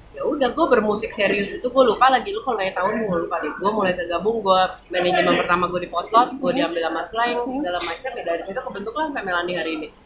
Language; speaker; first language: Indonesian; early bilingual, other home language; German